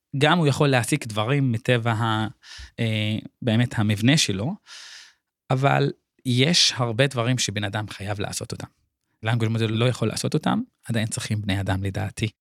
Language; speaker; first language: Hebrew; non-native, local second language; Arabic